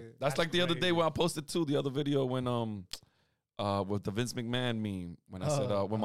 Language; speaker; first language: English; native; English